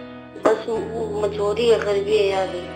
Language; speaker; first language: Hindi; non-native, local second language; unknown